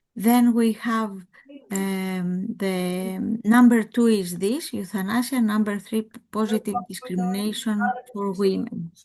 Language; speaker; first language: English; non-native, fluent; Greek